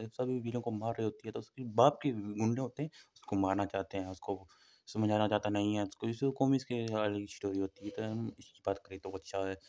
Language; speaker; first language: Hindi; non-native, local second language; Punjabi